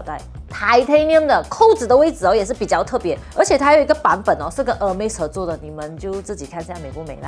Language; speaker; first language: Chinese; non-native, local second language; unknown